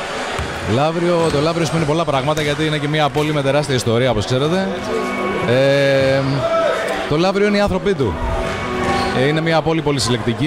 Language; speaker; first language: Greek; native; Greek